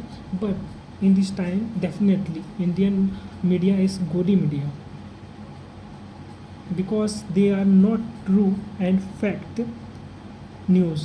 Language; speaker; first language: English; non-native, learner; Hindi